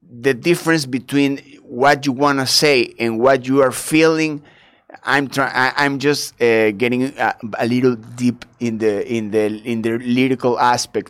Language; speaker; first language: English; non-native, learner; Spanish